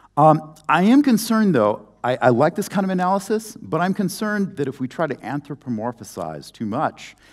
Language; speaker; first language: English; native; English